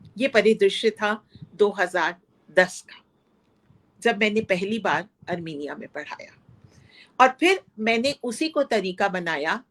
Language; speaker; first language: Hindi; non-native, local second language; Punjabi